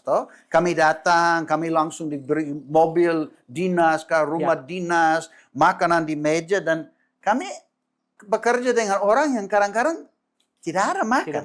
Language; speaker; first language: Indonesian; non-native, fluent; English